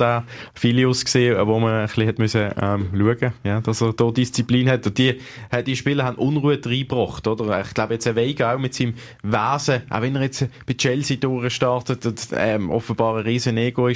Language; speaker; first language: German; native; German